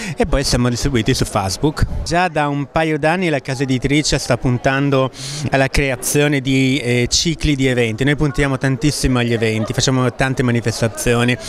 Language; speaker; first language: Italian; native; Italian